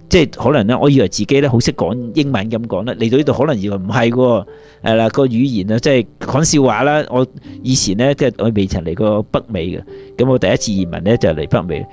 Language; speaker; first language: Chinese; non-native, local second language; Cantonese